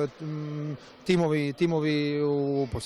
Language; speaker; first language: Polish; non-native, learner; Croatian